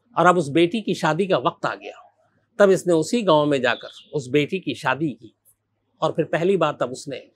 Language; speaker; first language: Hindi; native; Hindi